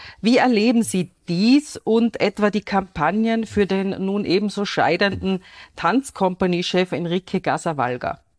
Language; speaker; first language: German; native; German